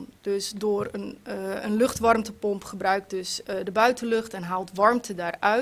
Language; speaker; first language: Dutch; native; Dutch